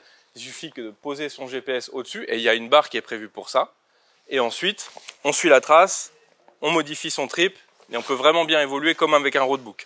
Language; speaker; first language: French; native; French